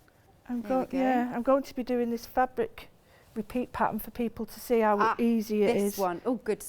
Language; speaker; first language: English; native; English